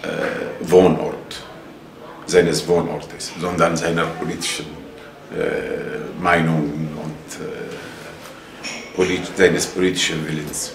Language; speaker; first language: German; non-native, fluent; Arabic